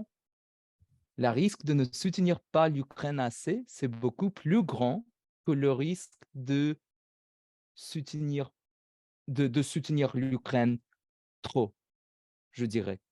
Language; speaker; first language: French; non-native, fluent; English